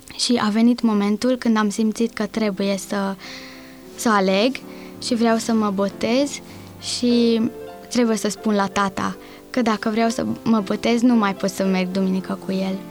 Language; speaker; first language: Romanian; non-native, local second language; Hungarian